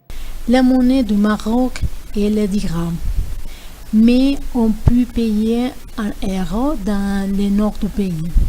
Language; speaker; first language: French; non-native, learner; Spanish